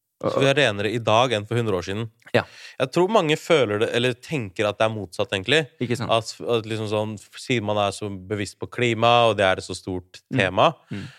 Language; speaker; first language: Norwegian; native; Norwegian